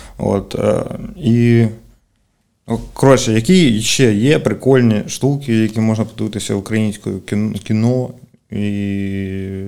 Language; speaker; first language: Ukrainian; native; Ukrainian